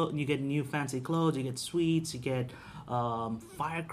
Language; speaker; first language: English; non-native, local second language; Tamil